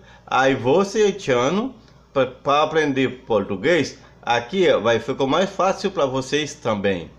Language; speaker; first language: Portuguese; non-native, fluent; Haitian Creole